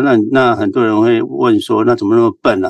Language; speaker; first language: Chinese; native; Chinese